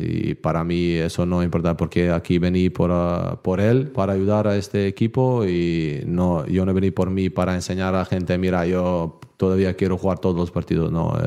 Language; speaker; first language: Spanish; non-native, learner; Bosnian